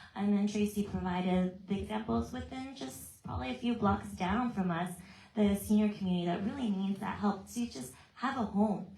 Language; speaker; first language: English; early bilingual, other home language; Vietnamese